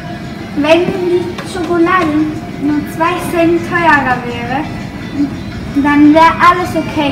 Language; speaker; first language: German; non-native, learner; Spanish